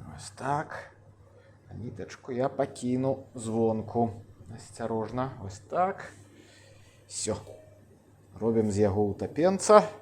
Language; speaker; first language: Belarusian; non-native, local second language; Russian